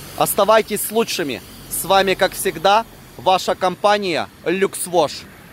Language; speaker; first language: Russian; non-native, local second language; Ukrainian